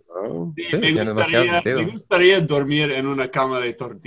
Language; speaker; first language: Spanish; non-native, learner; English